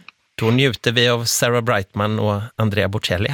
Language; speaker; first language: Swedish; native; Swedish